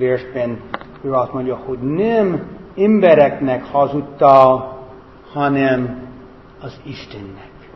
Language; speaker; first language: Hungarian; non-native, fluent; English